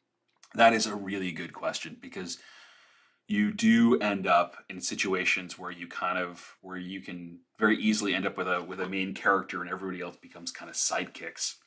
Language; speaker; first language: English; native; English